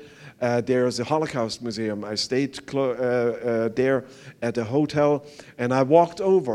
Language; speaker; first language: English; non-native, fluent; German